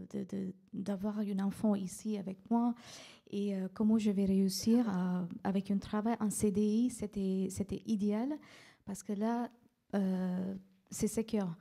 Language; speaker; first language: French; non-native, fluent; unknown